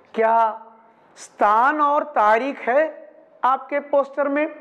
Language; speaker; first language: Hindi; non-native, local second language; Malayalam